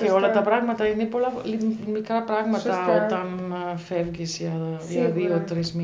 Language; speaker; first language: Greek; non-native, learner; German